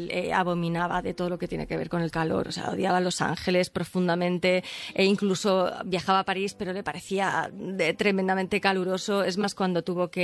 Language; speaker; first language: Spanish; native; Spanish